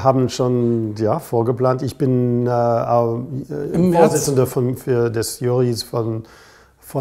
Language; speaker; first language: German; non-native, fluent; English